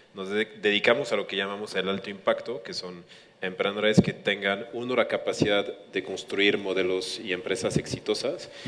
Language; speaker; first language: Spanish; non-native, fluent; French